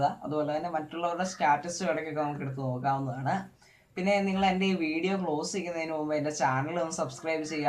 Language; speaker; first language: Malayalam; native; Malayalam